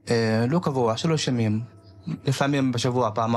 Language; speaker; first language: Hebrew; non-native, local second language; Arabic